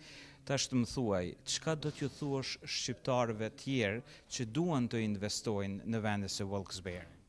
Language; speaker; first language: Albanian; native; Albanian